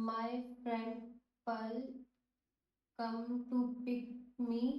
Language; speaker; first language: English; non-native, learner; Hindi